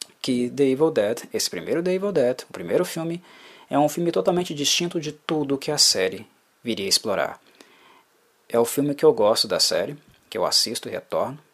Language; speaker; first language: Portuguese; native; Portuguese